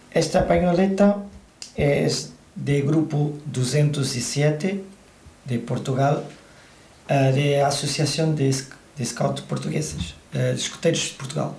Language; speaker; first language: Spanish; non-native, learner; Portuguese